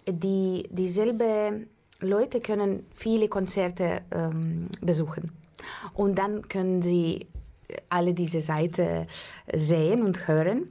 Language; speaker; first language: German; non-native, learner; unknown